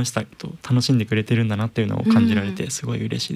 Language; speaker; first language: Japanese; native; Japanese